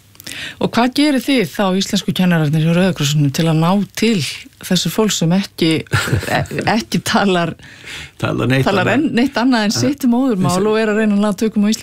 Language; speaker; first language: Icelandic; native; Icelandic